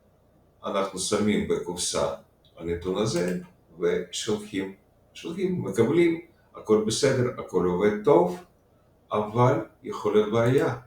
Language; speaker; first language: Hebrew; non-native, fluent; Russian